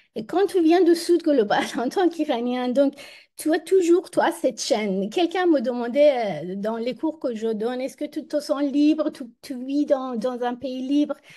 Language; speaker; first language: French; non-native, fluent; Persian